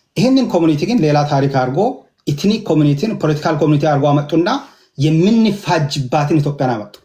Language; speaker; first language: Amharic; non-native, local second language; Hadiyya